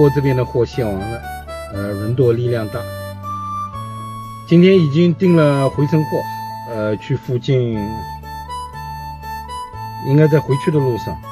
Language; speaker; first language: Chinese; native; Chinese